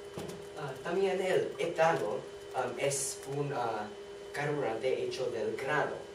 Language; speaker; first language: Spanish; non-native, learner; English